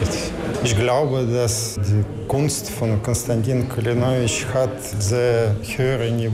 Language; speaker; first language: German; non-native, learner; Russian